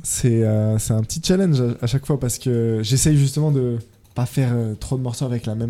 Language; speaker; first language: French; native; French